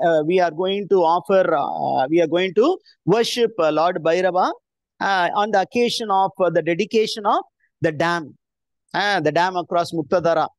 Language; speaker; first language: English; non-native, local second language; Tamil